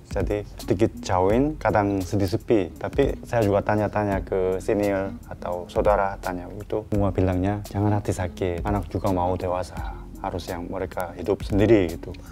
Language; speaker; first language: Indonesian; non-native, learner; Korean